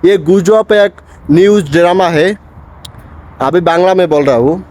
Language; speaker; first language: Hindi; non-native, learner; Bangla